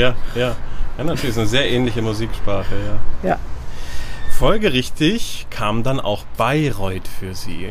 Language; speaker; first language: German; native; German